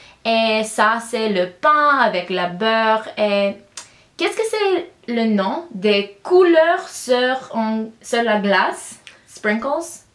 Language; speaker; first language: French; non-native, learner; English